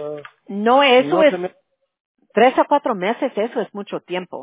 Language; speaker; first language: Spanish; early bilingual, heritage; Spanish